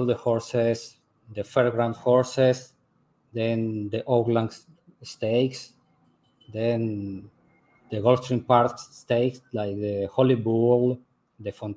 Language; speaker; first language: English; non-native, learner; Spanish